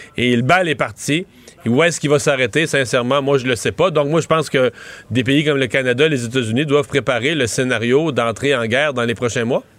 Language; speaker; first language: French; native; French